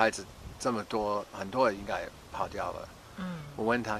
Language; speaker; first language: Chinese; non-native, fluent; English